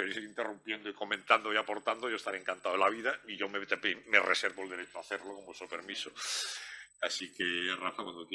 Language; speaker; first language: Spanish; native; Spanish